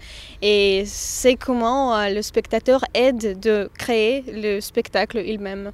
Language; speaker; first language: French; non-native, fluent; Russian